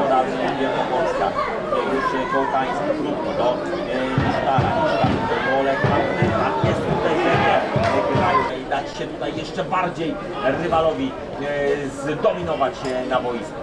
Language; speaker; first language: Polish; native; Polish